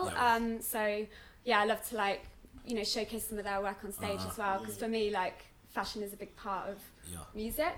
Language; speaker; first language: English; native; English